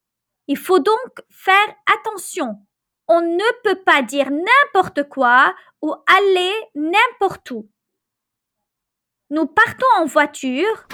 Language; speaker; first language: French; non-native, local second language; Arabic